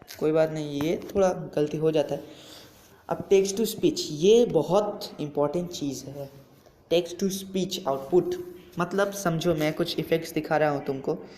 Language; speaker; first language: Hindi; non-native, local second language; Bangla